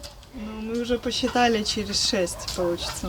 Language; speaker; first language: Russian; native; Russian